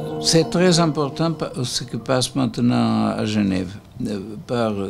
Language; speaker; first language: French; non-native, learner; Portuguese